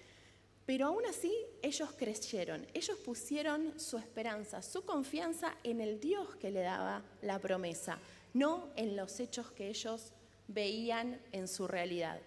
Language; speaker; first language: Spanish; native; Spanish